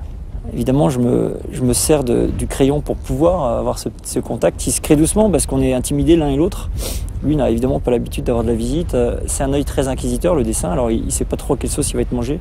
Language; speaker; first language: French; native; French